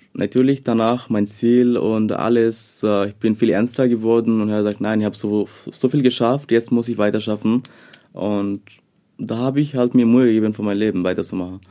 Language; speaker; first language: German; non-native, fluent; Bangla